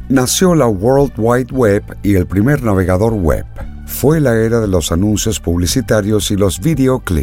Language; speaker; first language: Spanish; native; Spanish